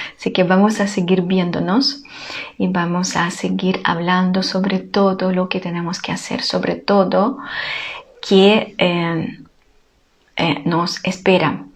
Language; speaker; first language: Spanish; non-native, fluent; Ukrainian